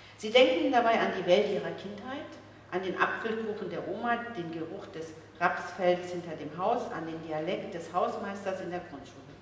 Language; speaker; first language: German; early bilingual, other home language; Turkish